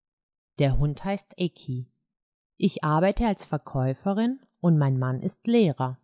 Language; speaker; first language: German; non-native, fluent; Croatian